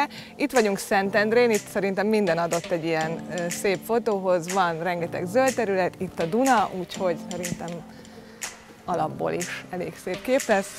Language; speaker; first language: Hungarian; native; Hungarian